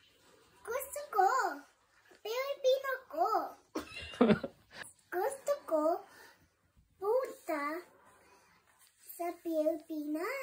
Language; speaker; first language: Filipino; early bilingual, heritage; Japanese